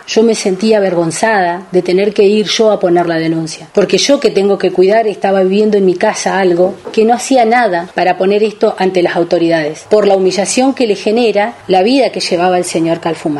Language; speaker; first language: Spanish; native; Spanish